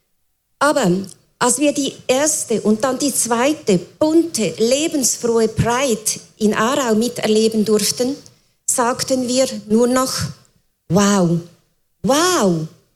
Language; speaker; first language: German; native; German